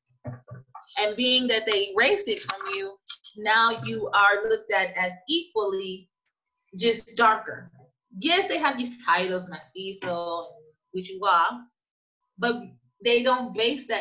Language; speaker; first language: English; native; English